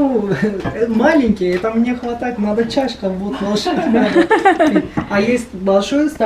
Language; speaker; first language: Russian; non-native, learner; Turkish